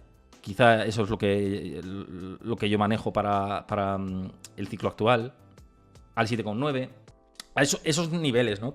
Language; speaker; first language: Spanish; native; Spanish